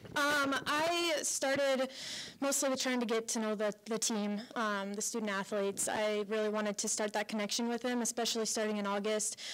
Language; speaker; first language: English; native; English